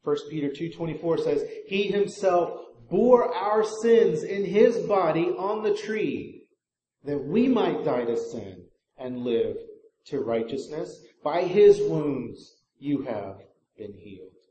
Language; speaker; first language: English; native; English